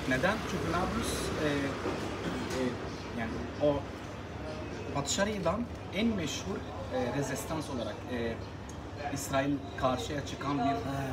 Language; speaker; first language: Turkish; non-native, learner; Arabic